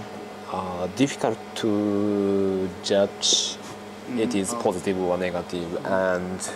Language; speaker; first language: English; non-native, learner; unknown